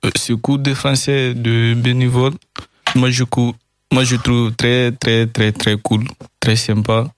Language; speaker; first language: French; non-native, learner; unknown